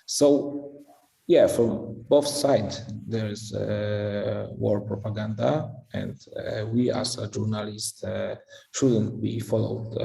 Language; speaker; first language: English; non-native, fluent; Polish